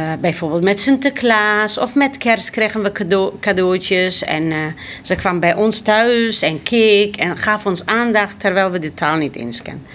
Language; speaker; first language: Dutch; early bilingual, other home language; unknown